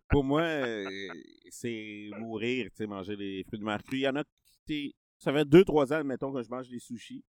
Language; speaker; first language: French; native; French